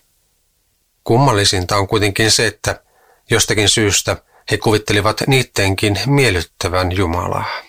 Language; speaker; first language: Finnish; native; Finnish